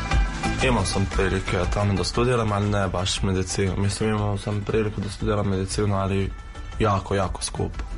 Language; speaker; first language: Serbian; non-native, fluent; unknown